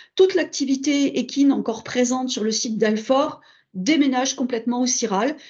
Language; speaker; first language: French; native; French